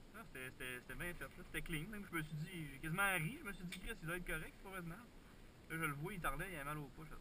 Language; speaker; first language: French; native; French